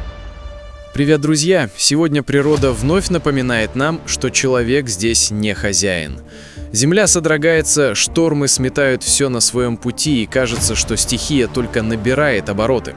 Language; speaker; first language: Russian; native; Russian